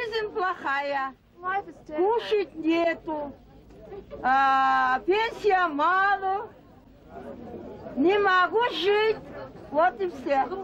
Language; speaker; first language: Russian; non-native, local second language; Kyrgyz